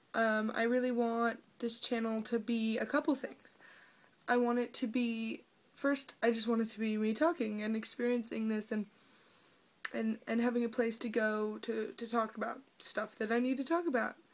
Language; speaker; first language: English; native; English